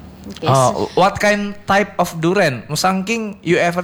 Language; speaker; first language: English; non-native, learner; Indonesian